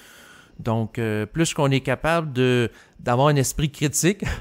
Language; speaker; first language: French; native; French